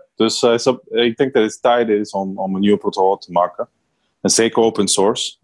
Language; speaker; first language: Dutch; non-native, learner; Spanish